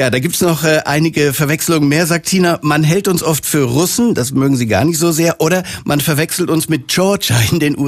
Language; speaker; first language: German; native; German